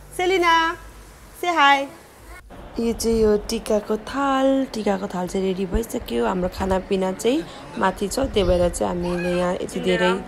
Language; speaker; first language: Nepali; non-native, local second language; Sherpa